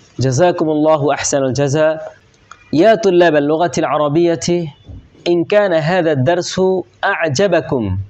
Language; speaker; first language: Arabic; non-native, fluent; Bangla